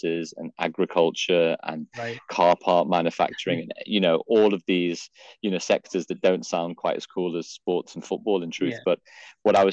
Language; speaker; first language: English; native; English